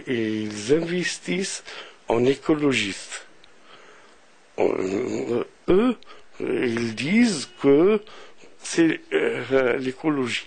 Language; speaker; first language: French; non-native, local second language; Arabic